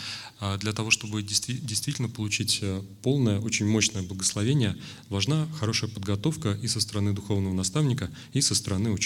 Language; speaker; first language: Russian; native; Russian